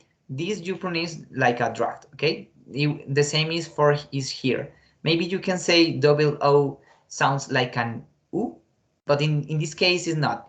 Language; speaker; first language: English; non-native, fluent; Spanish